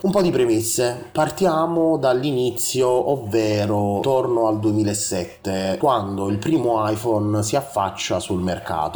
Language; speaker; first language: Italian; native; Italian